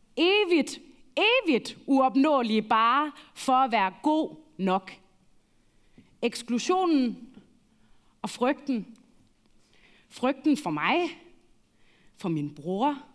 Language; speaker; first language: Danish; early bilingual, other home language; Arabic